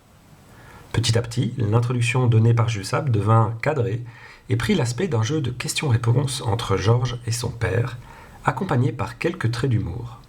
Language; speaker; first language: French; non-native, local second language; Dutch